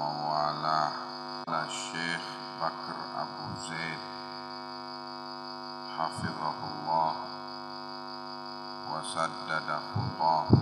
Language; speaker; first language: Arabic; non-native, fluent; Indonesian